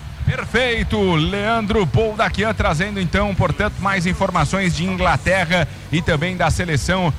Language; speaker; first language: Portuguese; native; Portuguese